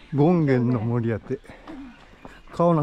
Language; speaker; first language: Japanese; native; Japanese